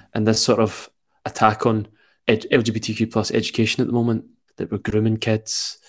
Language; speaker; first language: English; native; English